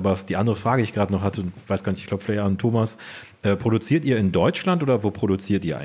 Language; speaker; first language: German; native; German